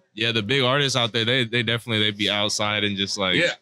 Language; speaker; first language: English; native; English